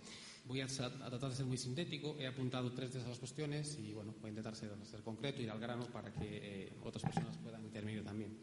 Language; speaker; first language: Spanish; native; Spanish